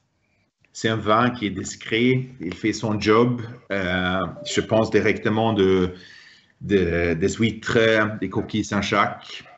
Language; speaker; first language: French; non-native, fluent; Swedish